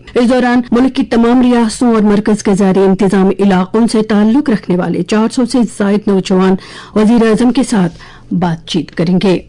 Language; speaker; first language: Urdu; non-native, local second language; Kashmiri